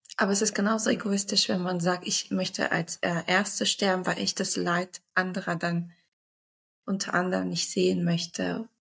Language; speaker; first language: German; early bilingual, other home language; Turkish